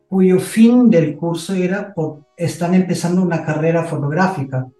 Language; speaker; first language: Spanish; non-native, fluent; German